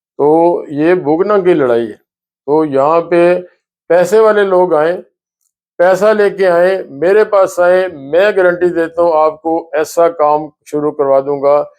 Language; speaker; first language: Urdu; non-native, local second language; Punjabi